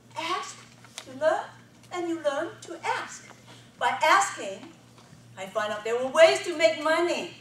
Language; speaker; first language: English; non-native, fluent; Chinese